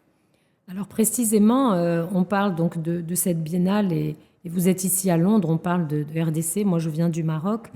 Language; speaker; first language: French; non-native, local second language; Arabic